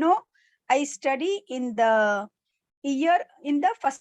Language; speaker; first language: English; non-native, learner; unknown